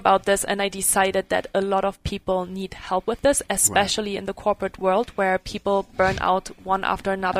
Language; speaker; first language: English; non-native, fluent; German